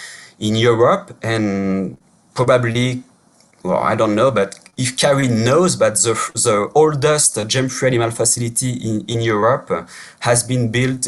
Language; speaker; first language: English; non-native, fluent; French